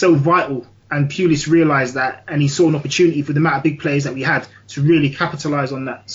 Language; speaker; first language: English; native; English